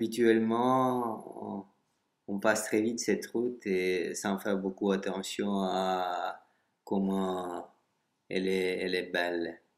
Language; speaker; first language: French; non-native, fluent; Russian